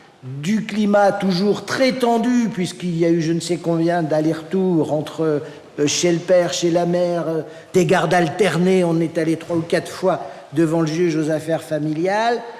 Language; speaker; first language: French; native; French